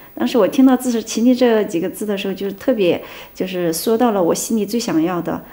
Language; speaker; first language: Chinese; native; Chinese